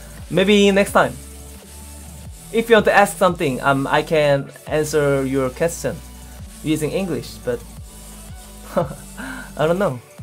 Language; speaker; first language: English; non-native, learner; Korean